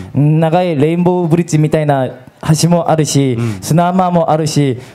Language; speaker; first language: Japanese; non-native, fluent; Korean